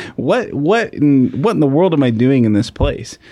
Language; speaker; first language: English; native; English